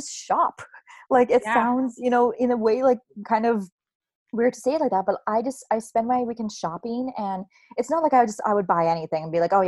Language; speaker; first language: English; native; English